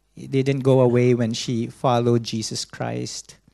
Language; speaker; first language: English; non-native, local second language; Filipino